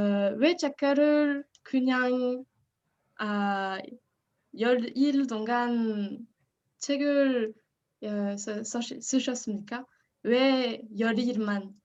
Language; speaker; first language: Korean; non-native, learner; French